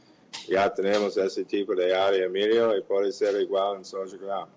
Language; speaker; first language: Portuguese; non-native, fluent; English